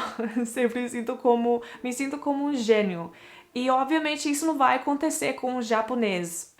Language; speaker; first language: Portuguese; non-native, fluent; English